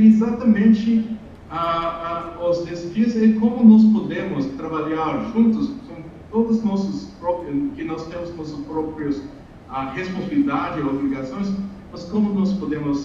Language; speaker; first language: Portuguese; non-native, fluent; English